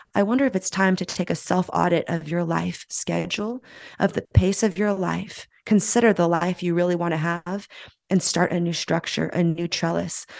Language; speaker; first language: English; native; English